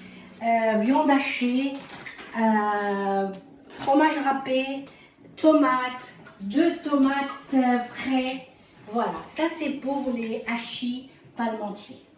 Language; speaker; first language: French; non-native, fluent; Arabic